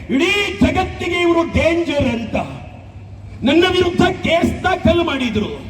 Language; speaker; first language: Kannada; native; Kannada